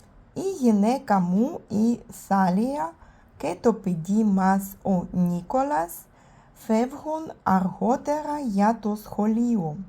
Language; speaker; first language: Greek; non-native, learner; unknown